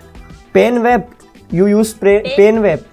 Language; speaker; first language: English; non-native, local second language; Hindi